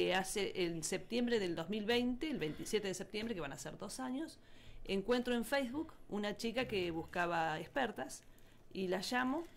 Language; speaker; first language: Spanish; native; Spanish